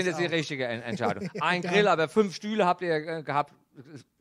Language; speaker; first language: German; native; German